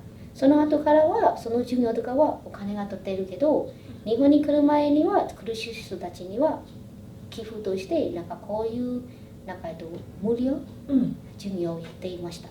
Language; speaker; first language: Japanese; non-native, fluent; Burmese